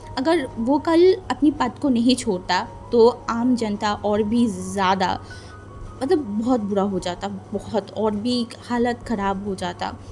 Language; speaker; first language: Hindi; non-native, fluent; Bangla